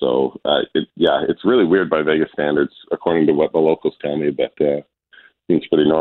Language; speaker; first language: English; native; English